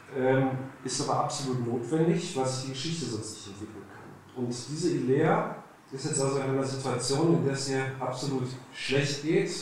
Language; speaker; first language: German; native; German